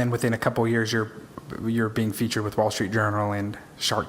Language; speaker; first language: English; native; English